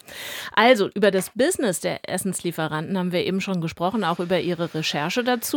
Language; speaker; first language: German; native; German